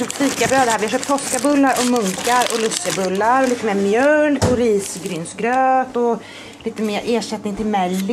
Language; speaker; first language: Swedish; native; Swedish